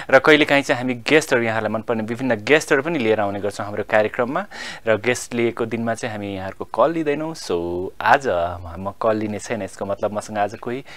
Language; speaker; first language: Nepali; native; Nepali